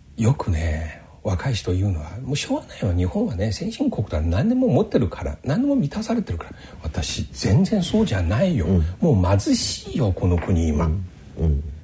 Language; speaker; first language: Japanese; non-native, fluent; Chinese